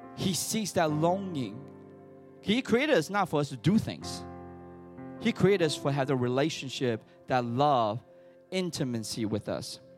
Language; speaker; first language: English; early bilingual, other home language; Chinese